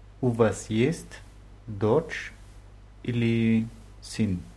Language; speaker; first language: Russian; non-native, learner; German